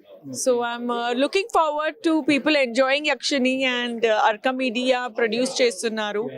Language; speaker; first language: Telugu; non-native, local second language; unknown